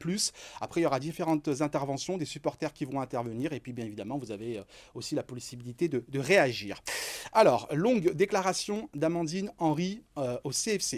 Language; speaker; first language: French; native; French